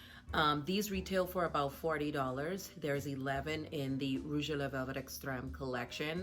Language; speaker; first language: English; native; English